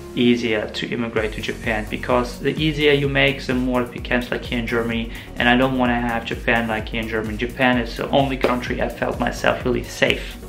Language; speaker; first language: English; non-native, fluent; Russian